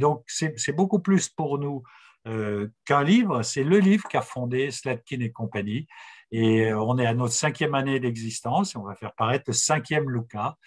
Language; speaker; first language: French; native; French